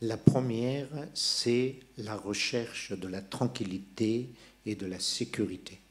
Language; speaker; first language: French; non-native, local second language; Persian